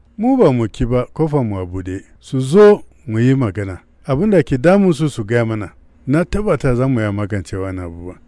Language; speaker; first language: Hausa; non-native, local second language; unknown